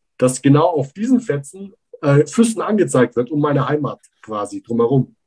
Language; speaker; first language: German; early bilingual, other home language; Persian